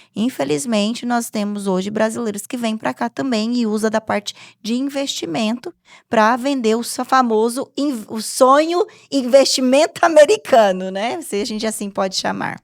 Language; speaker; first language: Portuguese; native; Portuguese